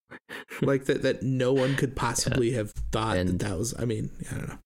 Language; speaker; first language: English; native; English